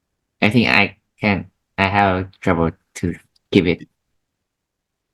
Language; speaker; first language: English; non-native, learner; Vietnamese